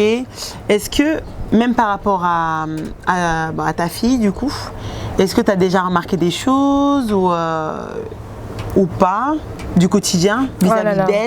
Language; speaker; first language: French; native; French